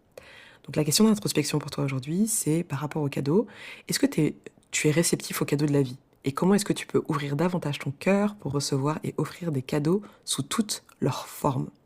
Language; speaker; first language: French; native; French